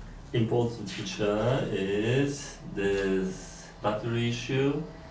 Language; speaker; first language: English; non-native, learner; Polish